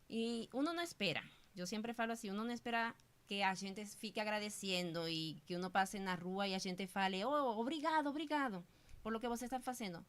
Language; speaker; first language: Portuguese; non-native, fluent; Spanish